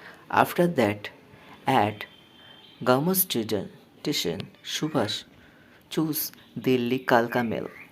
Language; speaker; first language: English; non-native, local second language; Bangla